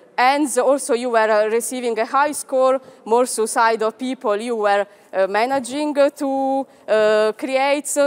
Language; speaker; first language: English; non-native, fluent; Italian